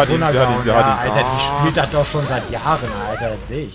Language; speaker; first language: German; native; German